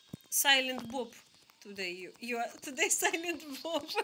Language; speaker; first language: English; non-native, learner; Russian